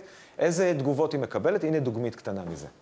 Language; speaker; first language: Hebrew; native; Hebrew